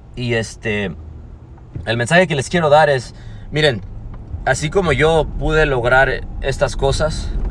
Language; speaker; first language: Spanish; early bilingual, heritage; Spanish